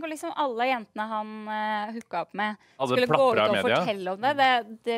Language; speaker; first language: Norwegian; native; Norwegian